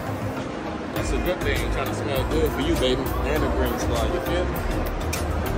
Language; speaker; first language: English; native; English